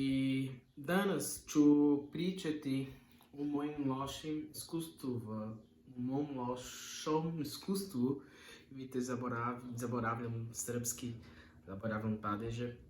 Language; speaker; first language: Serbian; non-native, learner; Portuguese